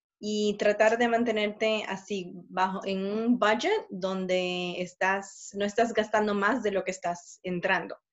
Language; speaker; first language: Spanish; early bilingual, heritage; Spanish